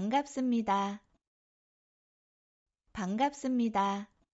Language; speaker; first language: Korean; non-native, learner; Spanish